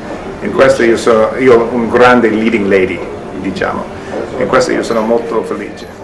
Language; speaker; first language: Italian; non-native, learner; English